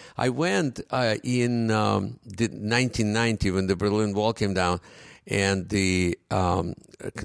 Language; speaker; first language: English; non-native, fluent; Russian